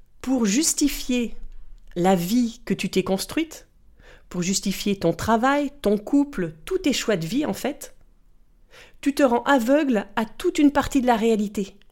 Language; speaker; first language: French; native; French